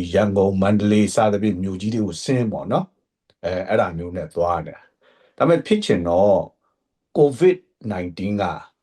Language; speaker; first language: Burmese; native; Burmese